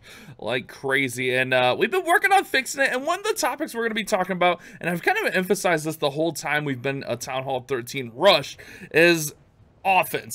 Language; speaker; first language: English; native; English